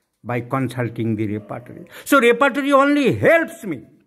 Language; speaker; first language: English; non-native, local second language; Bangla